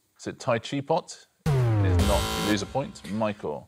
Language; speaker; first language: English; native; English